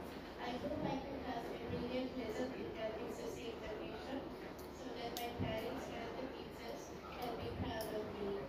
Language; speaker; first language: English; non-native, learner; Bangla